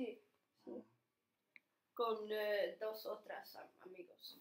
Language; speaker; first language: Spanish; non-native, learner; Swedish